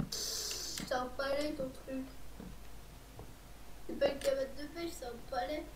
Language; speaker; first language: French; native; French